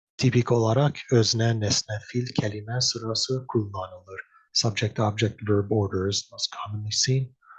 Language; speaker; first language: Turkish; non-native, learner; English